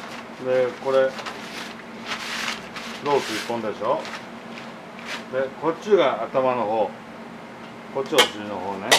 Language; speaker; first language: Japanese; native; Japanese